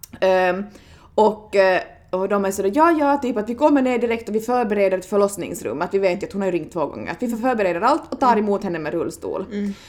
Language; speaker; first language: Swedish; native; Swedish